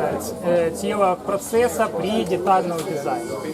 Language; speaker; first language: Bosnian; non-native, learner; Ukrainian